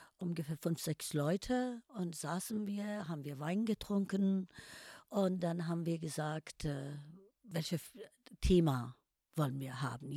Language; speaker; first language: German; non-native, fluent; Persian